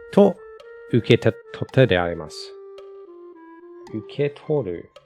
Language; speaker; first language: Japanese; non-native, learner; English